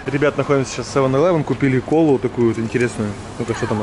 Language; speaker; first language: Russian; native; Russian